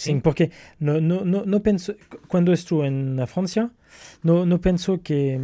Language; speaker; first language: Portuguese; non-native, learner; French